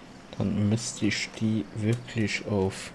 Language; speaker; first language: German; non-native, local second language; Luxembourgish